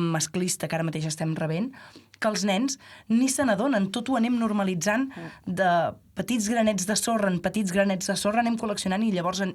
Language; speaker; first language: Catalan; native; Catalan